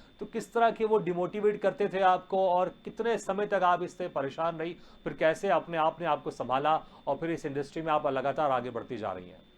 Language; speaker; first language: Hindi; native; Hindi